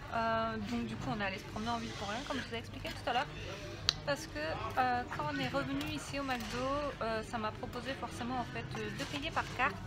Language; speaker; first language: French; native; French